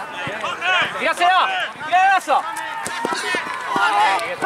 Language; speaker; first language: Spanish; native; Spanish